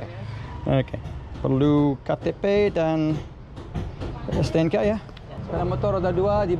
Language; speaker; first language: Indonesian; non-native, fluent; English